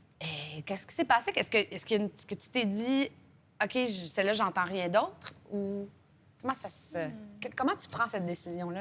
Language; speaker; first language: French; native; French